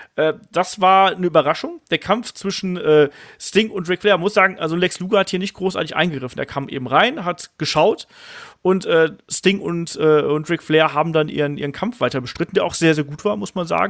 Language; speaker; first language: German; native; German